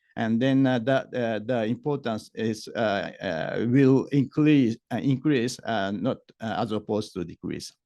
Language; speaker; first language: English; non-native, fluent; Japanese